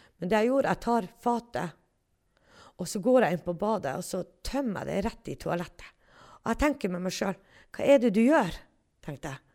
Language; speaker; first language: Norwegian; native; Norwegian